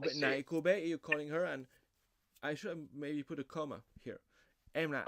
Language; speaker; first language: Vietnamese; non-native, fluent; French